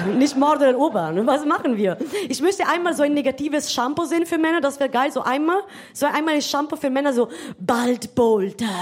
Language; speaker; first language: German; non-native, fluent; Italian